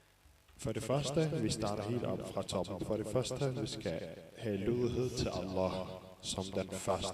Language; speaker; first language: Danish; early bilingual, other home language; Arabic